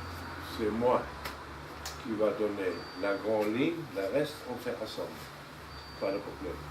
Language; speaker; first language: French; non-native, fluent; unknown